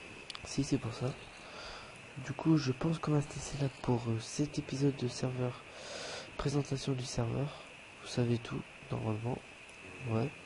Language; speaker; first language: French; native; French